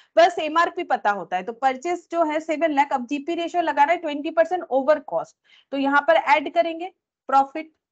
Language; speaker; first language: Hindi; native; Hindi